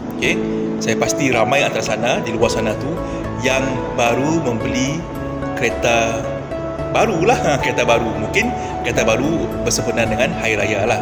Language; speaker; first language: Malay; non-native, local second language; Iban